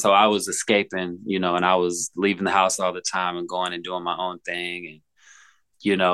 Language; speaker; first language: English; native; English